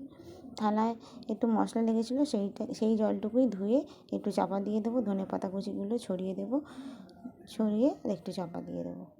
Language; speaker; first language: Bangla; native; Bangla